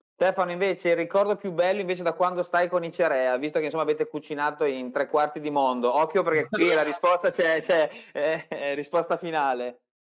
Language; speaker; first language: Italian; native; Italian